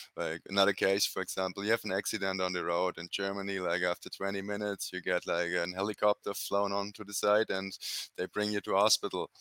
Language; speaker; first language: English; non-native, fluent; German